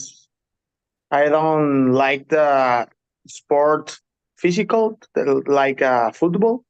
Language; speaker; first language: English; non-native, learner; Spanish